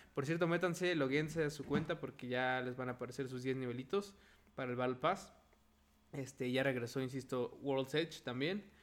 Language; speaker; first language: Spanish; native; Spanish